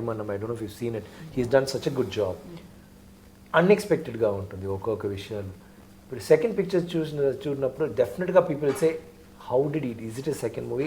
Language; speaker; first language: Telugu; non-native, learner; Tamil